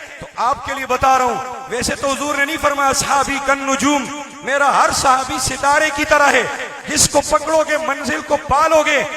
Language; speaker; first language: Urdu; non-native, local second language; Pashto